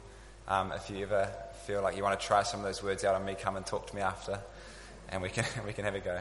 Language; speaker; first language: English; native; English